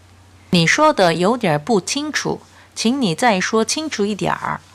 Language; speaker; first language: Chinese; non-native, fluent; Korean